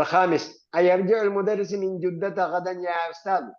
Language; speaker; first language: Arabic; non-native, fluent; Malayalam